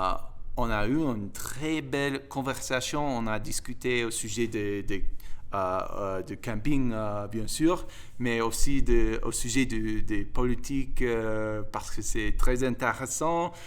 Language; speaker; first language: French; non-native, fluent; English